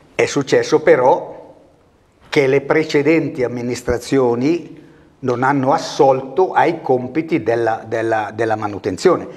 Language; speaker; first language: Italian; native; Italian